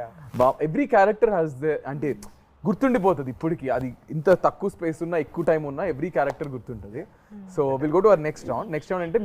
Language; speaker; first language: Telugu; native; Telugu